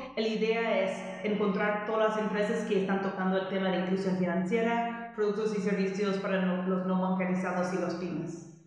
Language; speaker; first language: Spanish; non-native, fluent; English